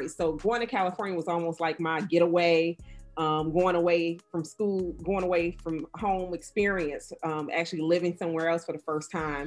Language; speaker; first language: English; native; English